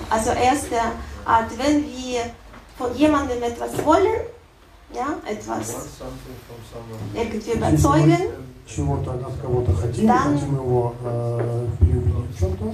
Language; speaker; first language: German; non-native, learner; Russian